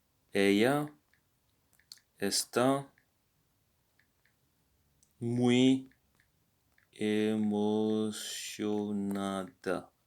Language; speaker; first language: Spanish; non-native, learner; English